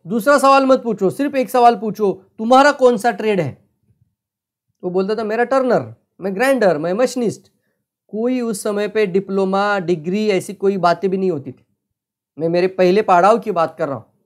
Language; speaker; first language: Hindi; non-native, local second language; Marathi